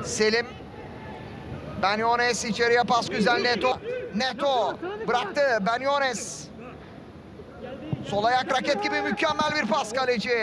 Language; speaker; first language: Turkish; native; Turkish